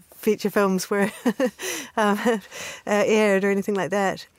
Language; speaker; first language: English; native; English